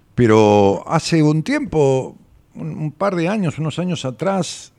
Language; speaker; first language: Spanish; native; Spanish